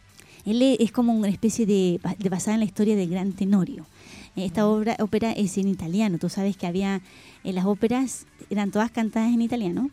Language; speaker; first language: Spanish; native; Spanish